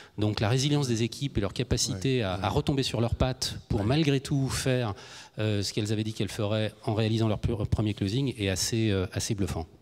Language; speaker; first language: French; native; French